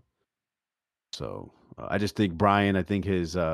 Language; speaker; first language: English; native; English